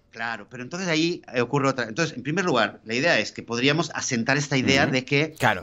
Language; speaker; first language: Spanish; native; Spanish